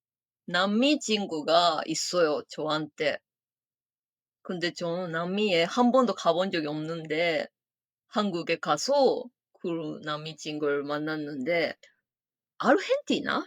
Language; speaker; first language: Korean; non-native, fluent; Japanese